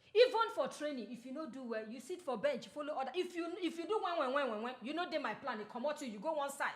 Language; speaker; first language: Nigerian Pidgin; non-native, local second language; Yoruba